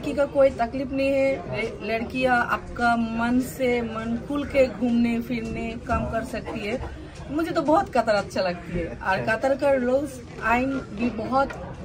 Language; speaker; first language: Hindi; non-native, learner; Bangla